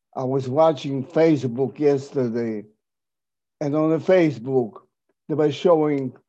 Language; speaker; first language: English; non-native, fluent; Polish